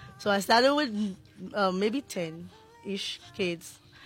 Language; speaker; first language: English; non-native, local second language; Seselwa Creole French